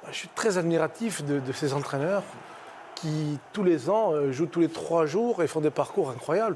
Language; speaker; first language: French; native; French